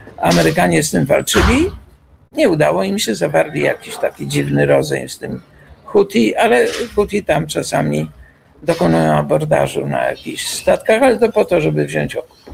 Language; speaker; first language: Polish; native; Polish